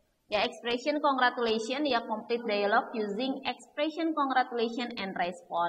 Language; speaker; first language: English; non-native, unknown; Indonesian